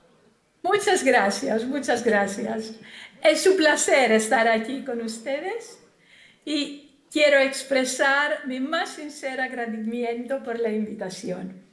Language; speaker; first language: Spanish; non-native, fluent; Greek